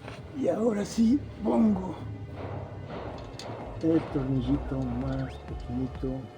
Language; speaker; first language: Spanish; native; Spanish